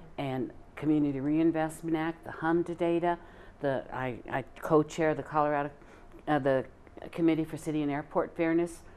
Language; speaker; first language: English; native; English